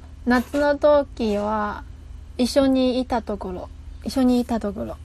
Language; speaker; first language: Japanese; non-native, learner; Chinese